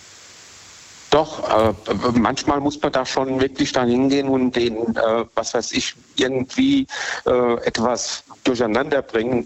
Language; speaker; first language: German; native; German